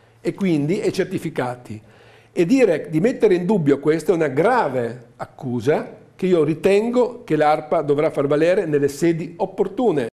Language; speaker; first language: Italian; native; Italian